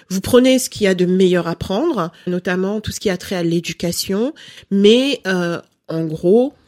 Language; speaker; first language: French; early bilingual, other home language; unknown